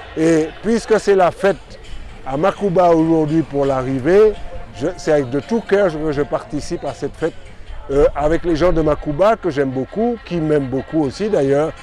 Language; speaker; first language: French; native; French